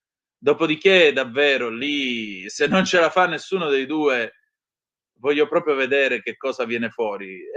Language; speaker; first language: Italian; native; Italian